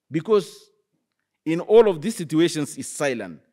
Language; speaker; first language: English; non-native, fluent; Arabic